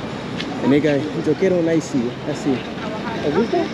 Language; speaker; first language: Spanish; non-native, learner; English